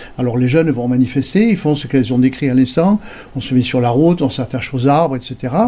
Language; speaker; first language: French; native; French